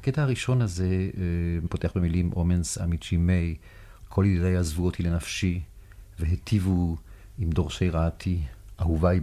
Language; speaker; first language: Hebrew; native; Hebrew